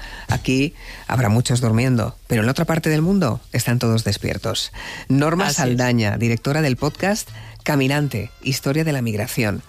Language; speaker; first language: Spanish; native; Spanish